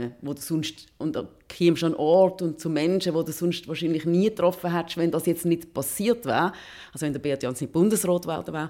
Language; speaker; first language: German; native; German